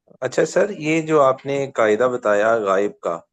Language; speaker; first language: Hindi; non-native, local second language; Punjabi